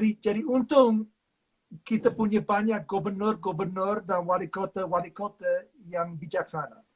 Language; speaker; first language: Indonesian; non-native, fluent; English